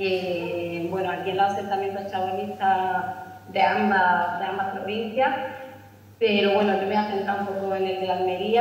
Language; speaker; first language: Spanish; native; Spanish